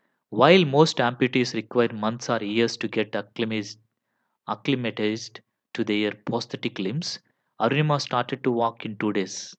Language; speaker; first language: English; non-native, local second language; Telugu